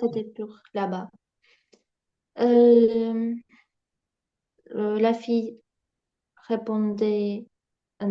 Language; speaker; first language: French; non-native, learner; Ukrainian